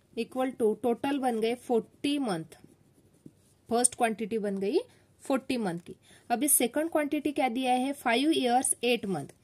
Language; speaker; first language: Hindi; non-native, local second language; Marathi